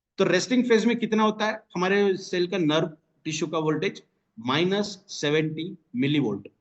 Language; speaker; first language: Hindi; non-native, local second language; Marathi